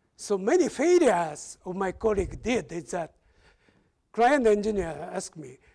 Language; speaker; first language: English; non-native, fluent; Japanese